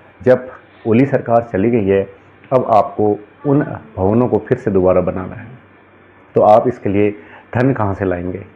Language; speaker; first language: Hindi; native; Hindi